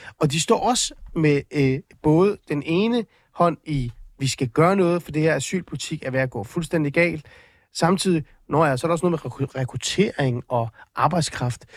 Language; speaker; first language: Danish; native; Danish